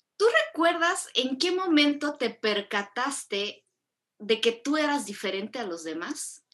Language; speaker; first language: Spanish; early bilingual, other home language; Korean